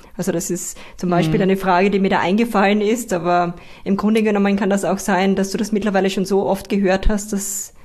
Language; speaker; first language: German; native; German